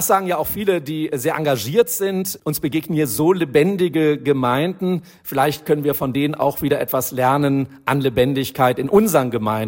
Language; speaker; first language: German; native; German